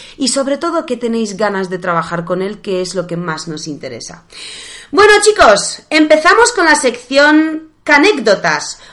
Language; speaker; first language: Spanish; non-native, fluent; Polish